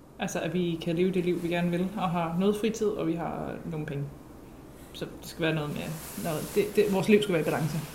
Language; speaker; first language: Danish; non-native, fluent; English